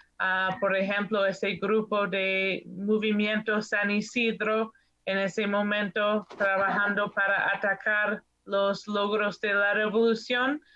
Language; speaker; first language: Spanish; non-native, learner; English